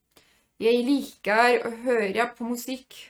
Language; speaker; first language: Norwegian; non-native, fluent; Polish